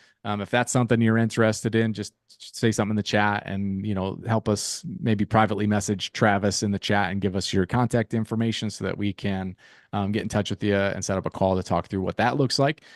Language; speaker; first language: English; native; English